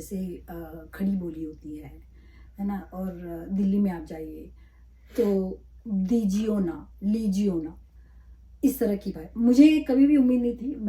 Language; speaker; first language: Hindi; non-native, local second language; Malayalam